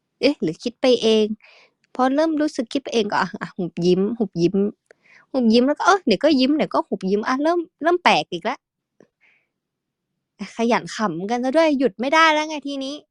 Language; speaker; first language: Thai; native; Thai